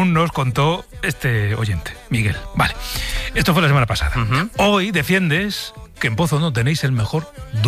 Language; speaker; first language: Spanish; native; Spanish